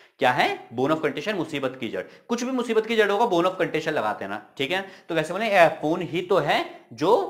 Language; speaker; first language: Hindi; native; Hindi